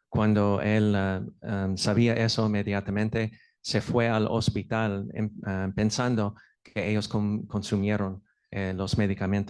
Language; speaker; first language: Spanish; non-native, fluent; English